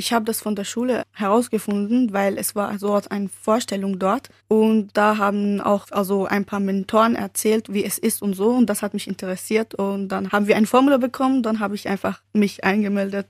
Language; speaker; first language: German; early bilingual, other home language; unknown